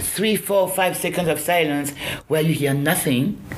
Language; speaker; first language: English; non-native, fluent; French